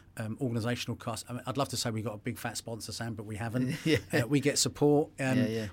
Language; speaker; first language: English; native; English